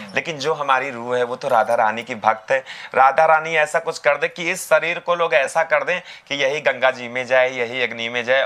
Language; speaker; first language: Hindi; native; Hindi